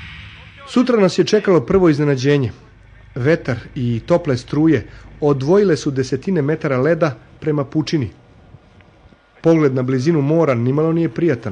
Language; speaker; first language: Serbian; native; Serbian